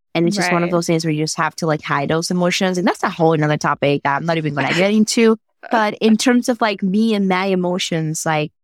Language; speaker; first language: English; non-native, fluent; Spanish